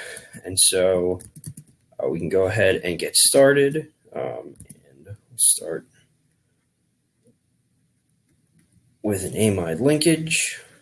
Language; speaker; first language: English; native; English